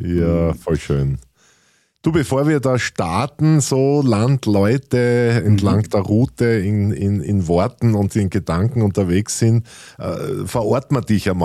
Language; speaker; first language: German; native; German